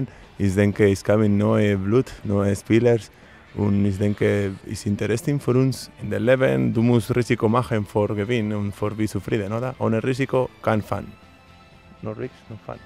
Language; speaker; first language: German; non-native, learner; Spanish